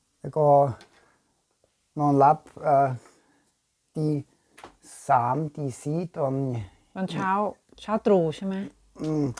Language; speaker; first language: Thai; non-native, learner; German